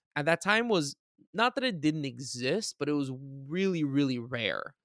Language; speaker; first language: English; early bilingual, other home language; Bulgarian